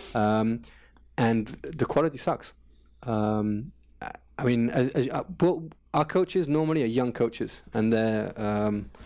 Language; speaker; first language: English; native; English